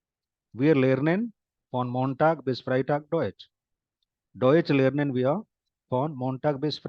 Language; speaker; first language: German; non-native, fluent; Hindi